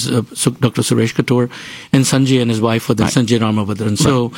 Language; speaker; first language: English; non-native, local second language; Gujarati